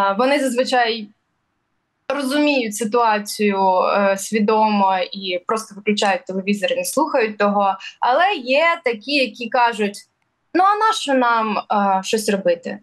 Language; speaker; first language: Ukrainian; early bilingual, other home language; Russian